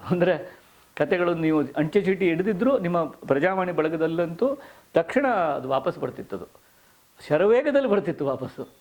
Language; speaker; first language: Kannada; native; Kannada